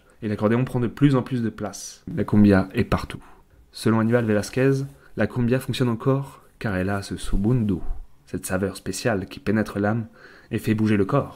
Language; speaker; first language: French; native; French